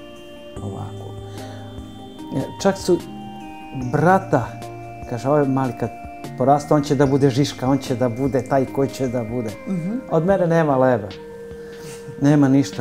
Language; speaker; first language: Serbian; early bilingual, other home language; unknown